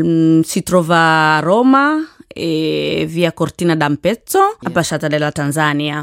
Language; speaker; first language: Italian; non-native, learner; Swahili